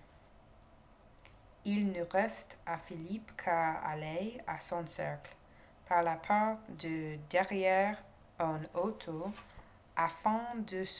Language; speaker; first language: French; non-native, learner; English